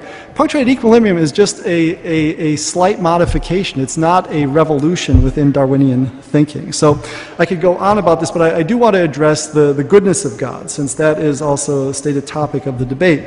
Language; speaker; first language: English; native; English